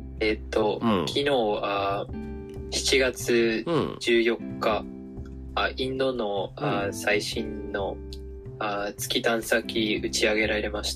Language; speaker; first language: Japanese; non-native, learner; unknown